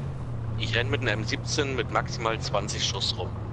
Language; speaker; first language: German; native; German